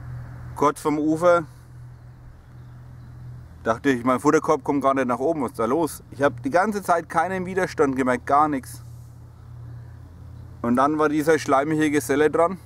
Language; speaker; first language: German; native; German